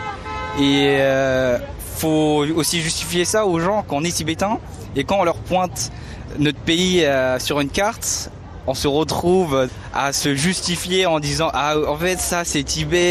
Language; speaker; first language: French; early bilingual, other home language; Tibetan